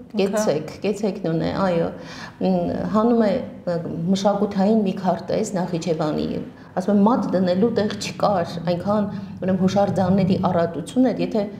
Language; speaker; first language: Armenian; native; Armenian